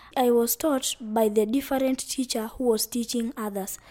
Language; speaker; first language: English; non-native, local second language; Luyia